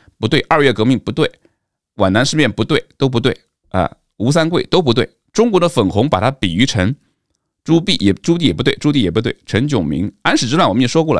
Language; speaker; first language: Chinese; native; Chinese